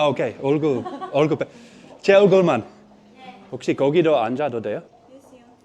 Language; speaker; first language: Korean; non-native, learner; Dutch